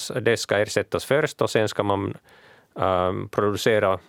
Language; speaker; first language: Swedish; non-native, local second language; Finnish